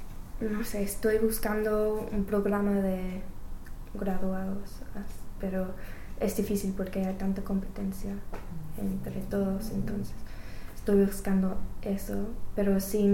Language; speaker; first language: Spanish; non-native, learner; English